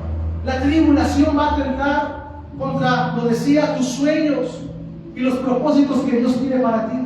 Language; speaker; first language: Spanish; native; Spanish